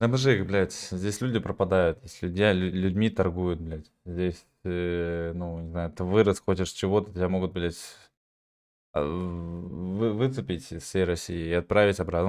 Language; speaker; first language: Russian; native; Russian